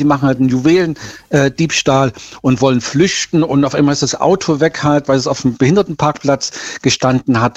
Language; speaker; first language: German; native; German